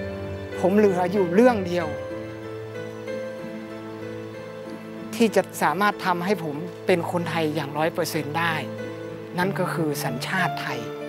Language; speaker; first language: Thai; early bilingual, other home language; English